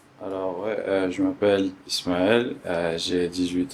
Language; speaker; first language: French; early bilingual, other home language; Arabic